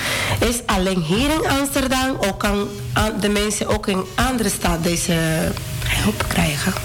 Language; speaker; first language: Dutch; non-native, fluent; Spanish